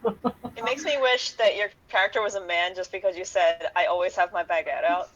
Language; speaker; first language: English; native; English